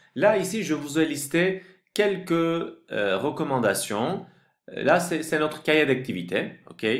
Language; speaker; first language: French; non-native, fluent; Turkish